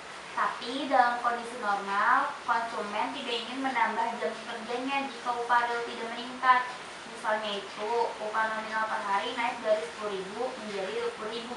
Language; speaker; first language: Indonesian; native; Indonesian